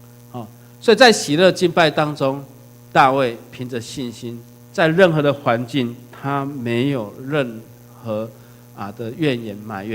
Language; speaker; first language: Chinese; native; Chinese